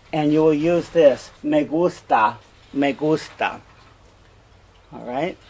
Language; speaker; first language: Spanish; non-native, fluent; English